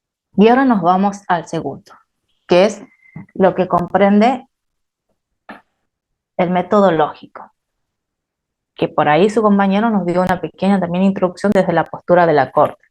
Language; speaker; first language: Spanish; native; Spanish